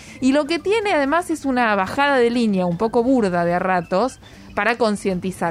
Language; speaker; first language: Spanish; native; Spanish